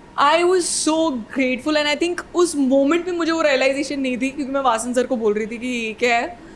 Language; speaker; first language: Hindi; native; Hindi